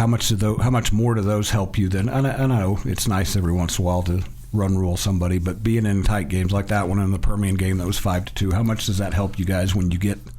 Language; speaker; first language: English; native; English